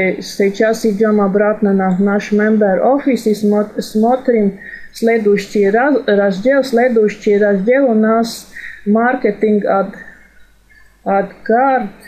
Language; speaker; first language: Russian; non-native, fluent; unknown